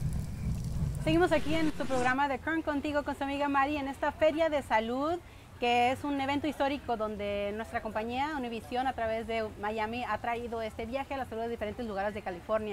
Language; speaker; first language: Spanish; native; Spanish